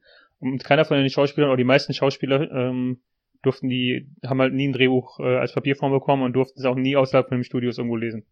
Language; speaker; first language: German; native; German